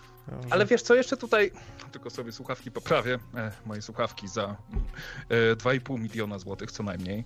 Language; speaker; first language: Polish; native; Polish